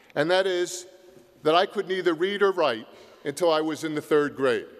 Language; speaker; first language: English; native; English